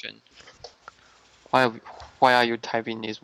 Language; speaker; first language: English; non-native, learner; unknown